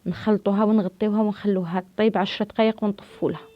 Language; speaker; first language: Arabic; native; Arabic